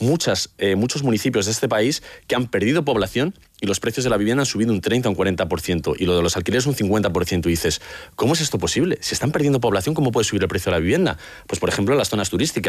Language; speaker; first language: Spanish; native; Spanish